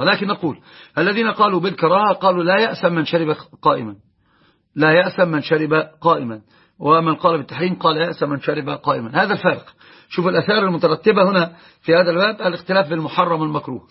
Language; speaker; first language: Arabic; native; Arabic